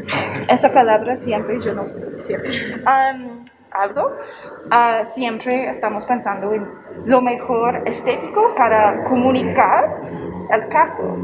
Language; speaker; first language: Spanish; non-native, fluent; English